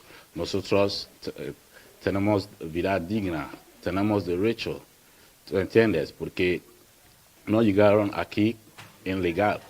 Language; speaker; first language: Spanish; non-native, learner; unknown